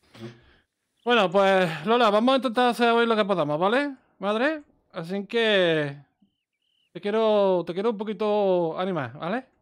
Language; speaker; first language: Spanish; native; Spanish